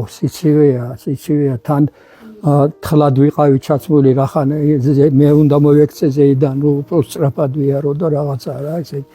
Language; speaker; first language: Georgian; non-native, local second language; Svan